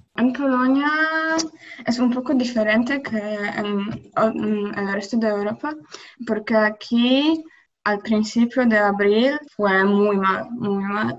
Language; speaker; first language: Spanish; non-native, learner; Polish